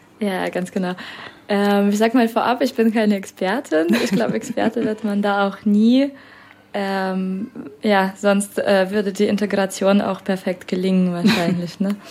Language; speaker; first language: German; non-native, fluent; Russian